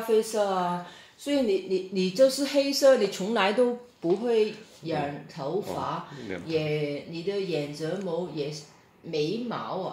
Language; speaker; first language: Chinese; non-native, local second language; Cantonese